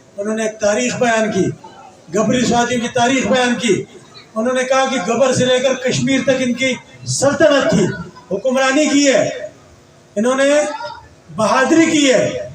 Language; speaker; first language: Urdu; non-native, local second language; Pashto